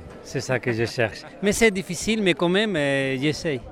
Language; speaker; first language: French; non-native, learner; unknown